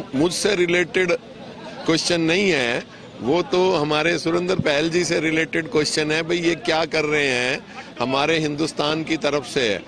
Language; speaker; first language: Hindi; native; Hindi